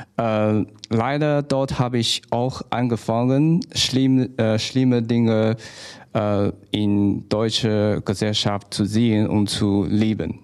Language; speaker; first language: German; non-native, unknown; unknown